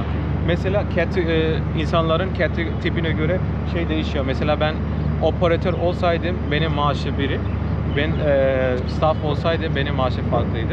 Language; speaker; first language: Turkish; non-native, fluent; Bangla